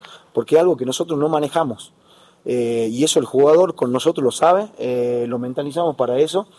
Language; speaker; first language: Spanish; native; Spanish